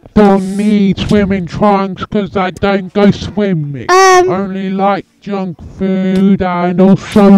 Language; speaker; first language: English; native; English